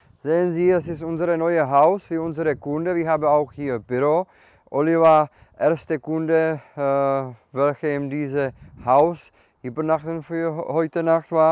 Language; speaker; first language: German; non-native, learner; Czech